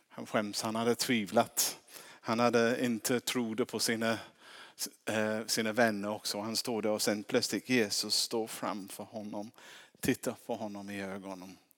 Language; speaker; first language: Swedish; non-native, fluent; English